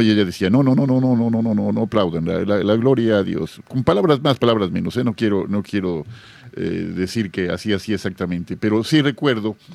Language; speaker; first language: Spanish; native; Spanish